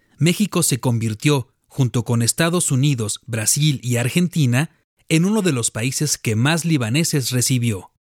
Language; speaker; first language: Spanish; native; Spanish